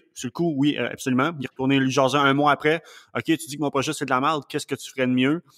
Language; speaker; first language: French; native; French